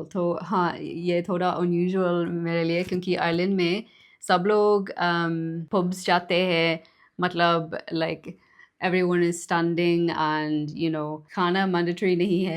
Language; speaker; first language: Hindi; non-native, learner; English